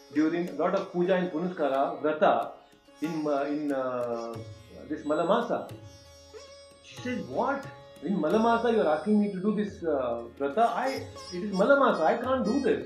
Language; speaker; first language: English; non-native, local second language; Kannada